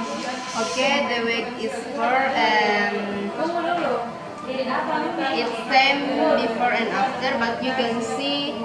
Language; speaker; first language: English; non-native, learner; Indonesian